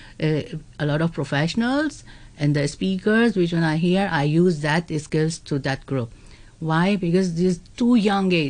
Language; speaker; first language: English; non-native, local second language; Urdu